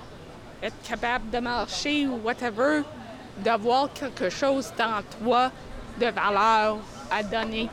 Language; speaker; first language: French; non-native, local second language; English